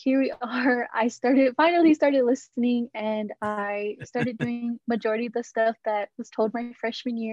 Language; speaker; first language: English; native; English